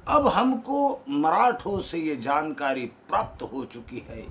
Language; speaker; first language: Hindi; non-native, local second language; Marathi